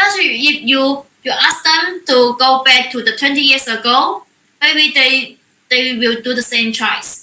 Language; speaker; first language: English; non-native, learner; Chinese